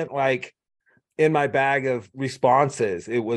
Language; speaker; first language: English; native; English